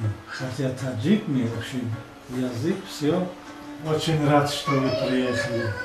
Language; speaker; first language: Russian; non-native, local second language; Tajik